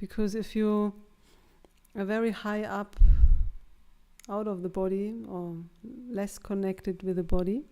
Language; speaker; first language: English; non-native, fluent; German